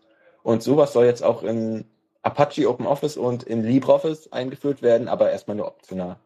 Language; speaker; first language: German; native; German